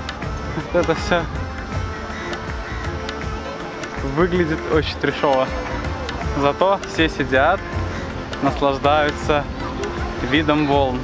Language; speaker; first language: Russian; native; Russian